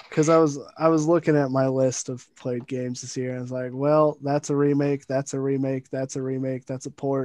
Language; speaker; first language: English; native; English